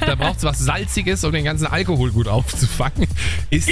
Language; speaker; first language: German; native; German